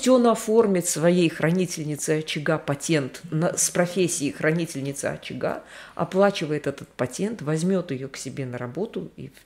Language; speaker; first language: Russian; native; Russian